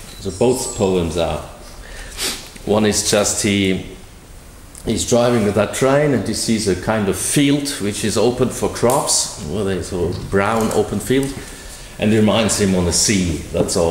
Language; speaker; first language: English; non-native, fluent; German